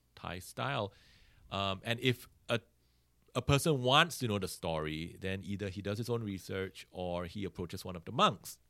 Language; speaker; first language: English; native; English